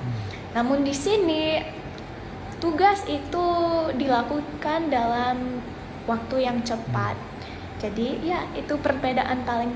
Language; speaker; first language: Indonesian; non-native, fluent; English